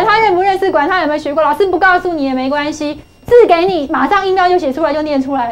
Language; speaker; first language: Chinese; native; Chinese